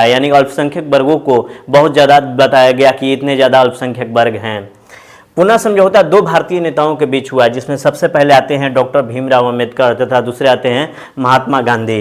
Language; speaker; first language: Hindi; native; Hindi